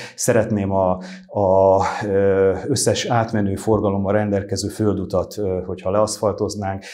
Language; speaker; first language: Hungarian; native; Hungarian